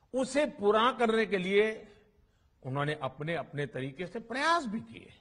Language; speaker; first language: Hindi; non-native, local second language; Gujarati